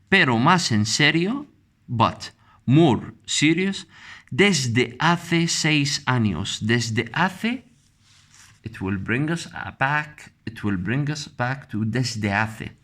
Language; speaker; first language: Spanish; non-native, fluent; Arabic